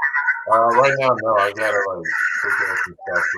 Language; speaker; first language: English; native; English